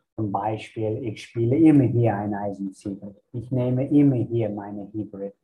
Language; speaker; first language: German; non-native, fluent; English